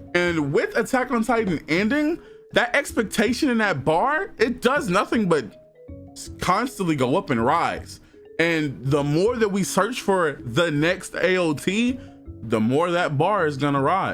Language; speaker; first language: English; native; English